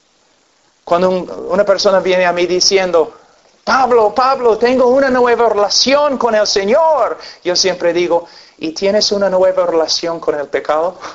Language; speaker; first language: Spanish; non-native, fluent; English